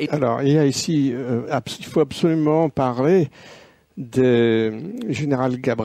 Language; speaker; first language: French; native; French